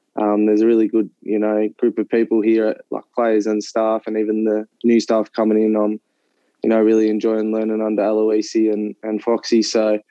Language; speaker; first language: English; native; English